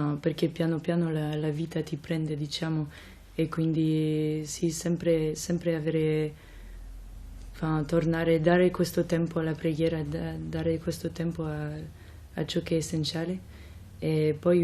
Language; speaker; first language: Italian; non-native, fluent; French